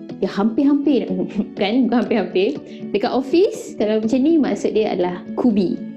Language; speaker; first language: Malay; native; Malay